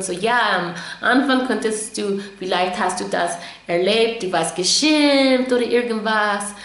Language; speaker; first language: German; non-native, fluent; English